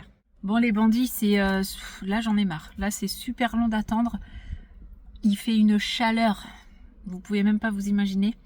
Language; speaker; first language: French; native; French